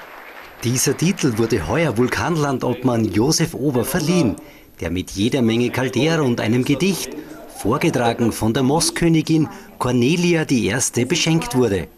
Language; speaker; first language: German; native; German